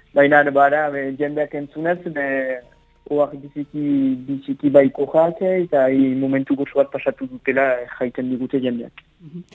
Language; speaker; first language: Basque; native; Basque